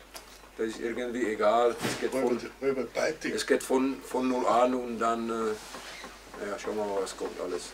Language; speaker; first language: German; non-native, fluent; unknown